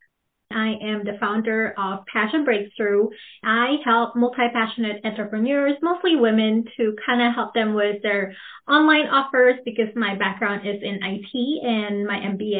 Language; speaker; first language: English; non-native, local second language; Filipino